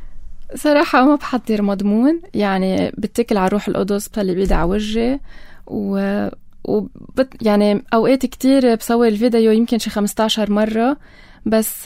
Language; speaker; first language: Arabic; native; Arabic